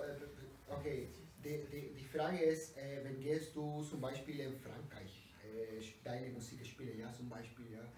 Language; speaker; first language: German; non-native, learner; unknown